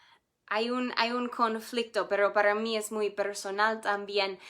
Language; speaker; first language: Spanish; non-native, fluent; English